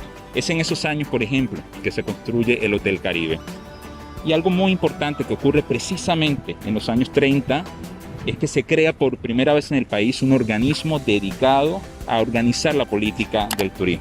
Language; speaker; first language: Spanish; native; Spanish